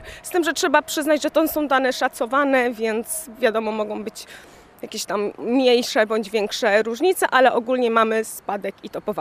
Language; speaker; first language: Polish; native; Polish